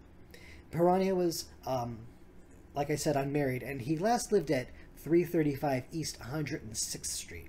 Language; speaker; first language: English; native; English